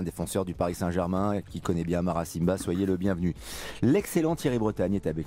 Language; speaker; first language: French; native; French